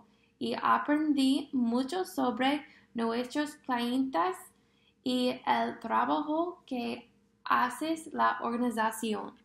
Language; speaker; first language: Spanish; non-native, fluent; English